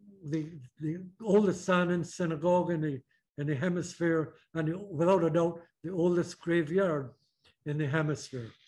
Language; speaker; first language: English; native; English